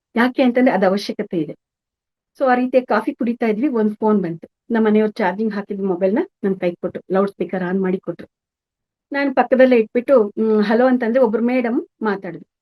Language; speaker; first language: Kannada; native; Kannada